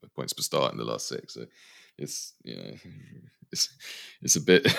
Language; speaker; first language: English; native; English